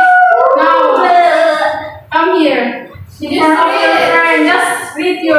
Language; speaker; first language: English; non-native, learner; Indonesian